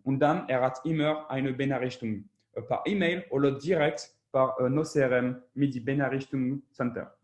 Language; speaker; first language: German; non-native, learner; French